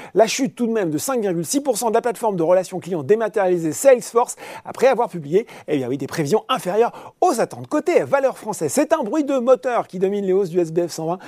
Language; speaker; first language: French; native; French